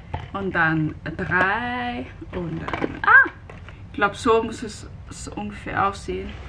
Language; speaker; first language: German; non-native, fluent; Cantonese